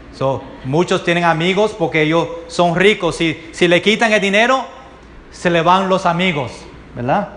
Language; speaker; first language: Spanish; early bilingual, heritage; Spanish